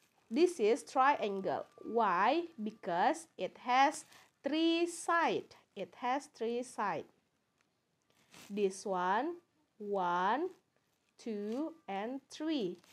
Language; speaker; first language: English; non-native, learner; Indonesian